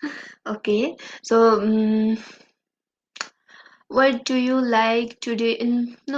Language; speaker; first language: English; non-native, learner; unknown